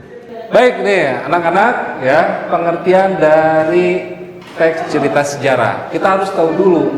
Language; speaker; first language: Indonesian; native; Indonesian